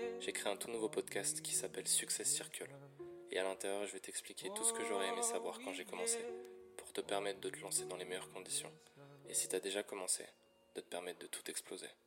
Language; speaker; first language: French; native; French